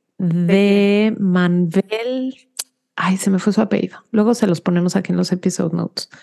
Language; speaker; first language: Spanish; native; Spanish